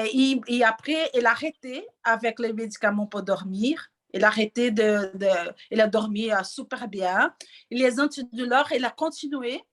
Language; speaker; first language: French; non-native, learner; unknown